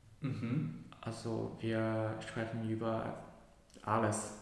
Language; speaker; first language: German; non-native, learner; Cantonese